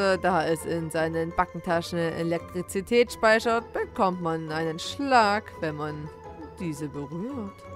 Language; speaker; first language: German; native; German